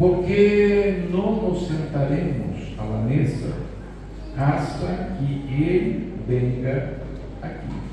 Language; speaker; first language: Spanish; non-native, fluent; Portuguese